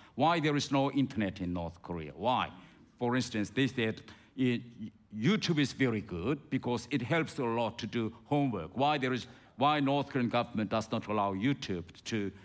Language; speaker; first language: English; non-native, fluent; Korean